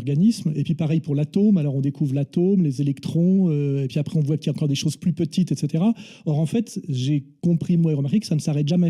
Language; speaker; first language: French; native; French